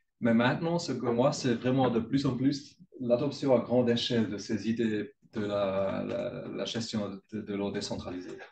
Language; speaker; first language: French; non-native, local second language; German